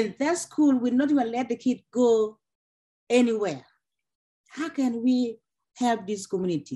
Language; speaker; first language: English; non-native, local second language; Acoli